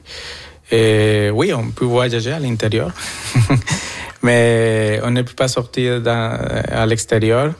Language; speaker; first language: French; non-native, fluent; Spanish